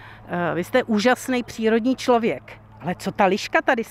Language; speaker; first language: Czech; native; Czech